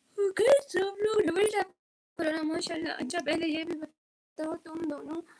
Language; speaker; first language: Urdu; non-native, local second language; Punjabi